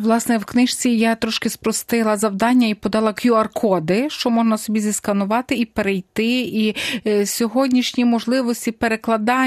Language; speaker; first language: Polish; non-native, learner; Ukrainian